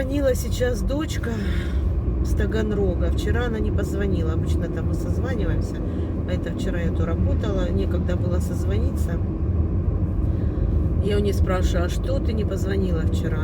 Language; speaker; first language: Russian; native; Russian